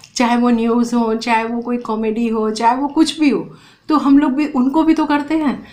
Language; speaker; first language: Hindi; native; Hindi